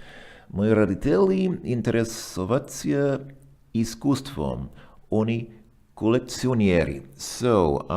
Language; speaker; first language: Russian; non-native, fluent; English